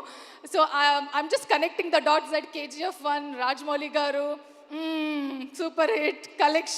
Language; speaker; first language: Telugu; non-native, learner; Kannada